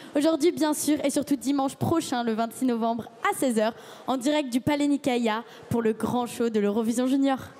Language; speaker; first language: French; native; French